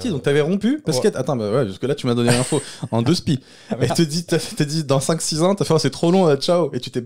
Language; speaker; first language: French; native; French